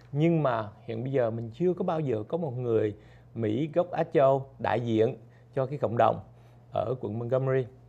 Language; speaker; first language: Vietnamese; early bilingual, heritage; Vietnamese